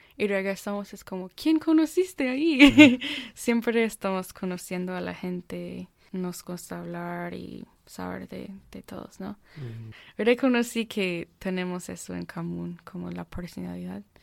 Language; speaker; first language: Spanish; non-native, fluent; English